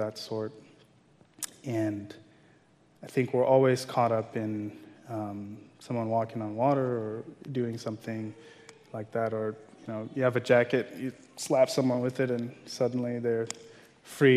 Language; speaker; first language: English; non-native, local second language; Yoruba